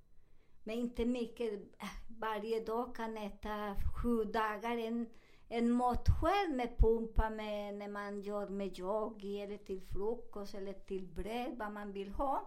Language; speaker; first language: Swedish; non-native, learner; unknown